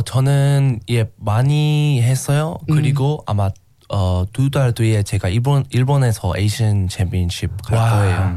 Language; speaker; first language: Korean; non-native, learner; English